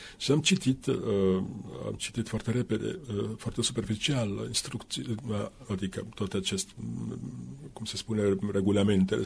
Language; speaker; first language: Romanian; non-native, fluent; Finnish